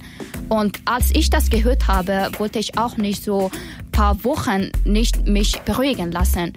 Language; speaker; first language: German; non-native, learner; Persian